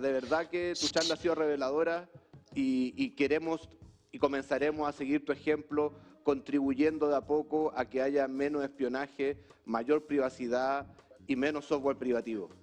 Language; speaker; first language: Spanish; native; Spanish